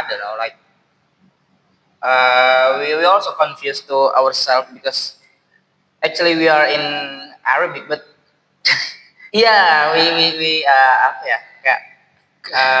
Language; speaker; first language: English; non-native, learner; Indonesian